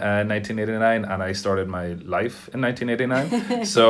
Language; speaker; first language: English; native; English